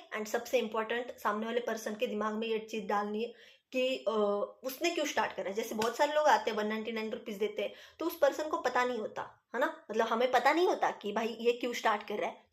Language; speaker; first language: Hindi; non-native, local second language; Marathi